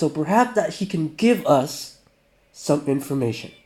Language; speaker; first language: English; native; English